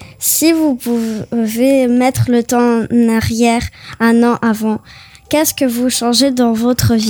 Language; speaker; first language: French; early bilingual, other home language; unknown